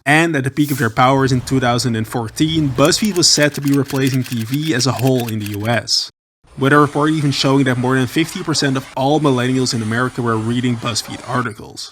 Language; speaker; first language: English; native; English